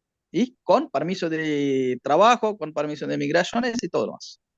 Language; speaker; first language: Spanish; non-native, learner; Bangla